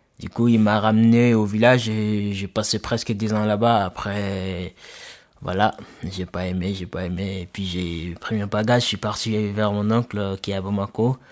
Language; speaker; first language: French; non-native, local second language; Soninke